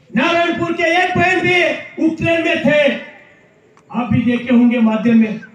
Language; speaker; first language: Hindi; non-native, local second language; Kannada